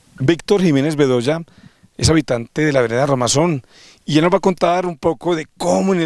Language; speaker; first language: Spanish; native; Spanish